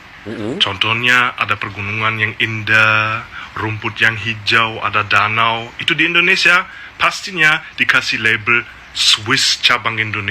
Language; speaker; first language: Indonesian; non-native, fluent; German